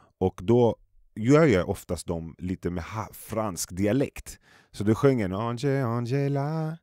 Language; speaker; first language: Swedish; early bilingual, other home language; Arabic